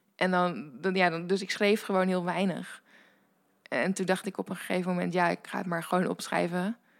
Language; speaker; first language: Dutch; native; Dutch